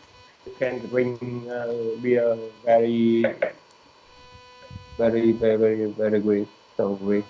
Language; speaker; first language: English; non-native, learner; Vietnamese